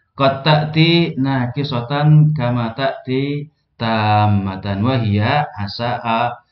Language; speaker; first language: Arabic; non-native, fluent; Indonesian